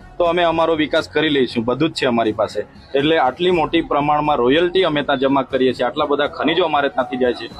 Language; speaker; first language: Gujarati; non-native, local second language; Vasavi